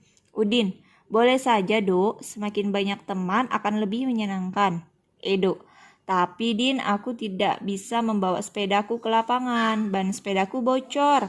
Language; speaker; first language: Indonesian; native; Indonesian